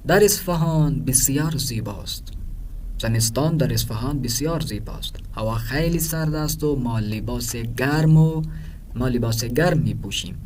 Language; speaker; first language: Persian; non-native, fluent; Urdu